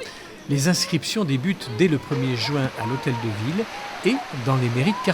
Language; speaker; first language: French; native; French